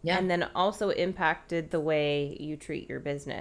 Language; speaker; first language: English; native; English